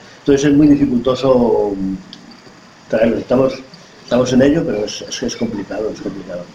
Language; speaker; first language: Spanish; native; Spanish